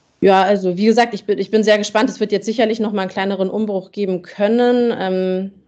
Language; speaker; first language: German; native; German